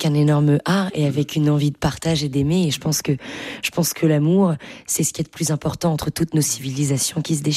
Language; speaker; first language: French; native; French